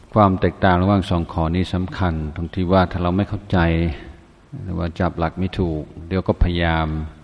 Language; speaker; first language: Thai; non-native, fluent; English